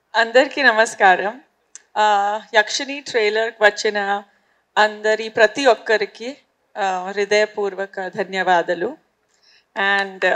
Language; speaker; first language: Telugu; non-native, fluent; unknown